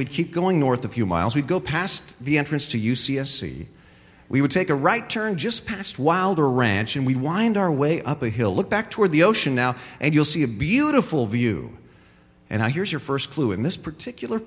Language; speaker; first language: English; native; English